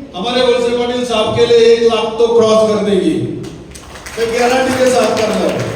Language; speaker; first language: Hindi; non-native, local second language; Marathi